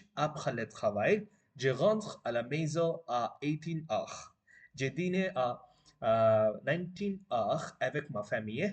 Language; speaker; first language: French; non-native, learner; Bangla